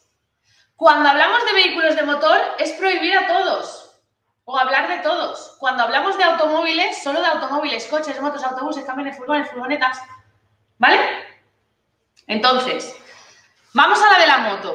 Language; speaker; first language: Spanish; native; Spanish